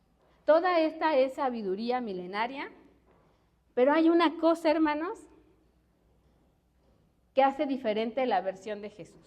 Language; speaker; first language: Spanish; native; Spanish